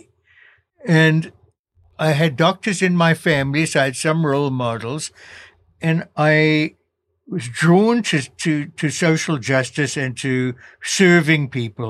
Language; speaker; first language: English; native; English